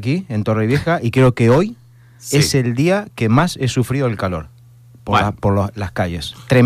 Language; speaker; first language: Spanish; native; Spanish